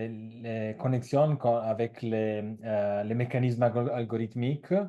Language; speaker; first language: French; non-native, learner; Italian